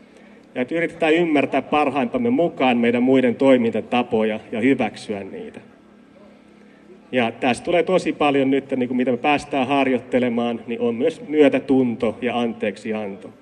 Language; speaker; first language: Finnish; native; Finnish